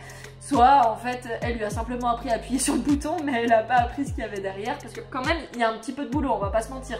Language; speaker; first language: French; native; French